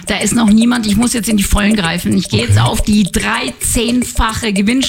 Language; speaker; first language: German; native; German